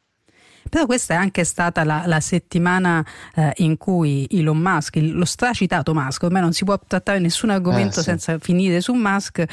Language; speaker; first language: Italian; native; Italian